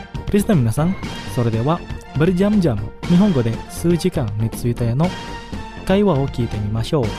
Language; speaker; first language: Japanese; non-native, fluent; Indonesian